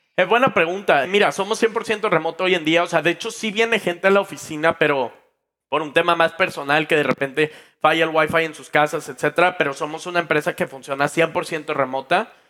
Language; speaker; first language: Spanish; native; Spanish